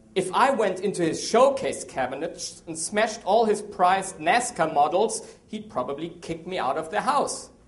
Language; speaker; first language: English; non-native, fluent; German